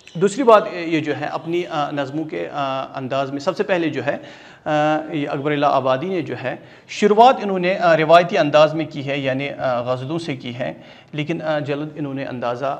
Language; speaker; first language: Urdu; non-native, local second language; Kashmiri